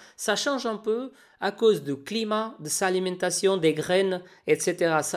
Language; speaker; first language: French; non-native, fluent; Spanish